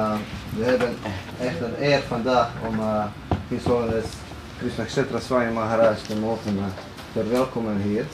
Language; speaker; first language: Dutch; non-native, fluent; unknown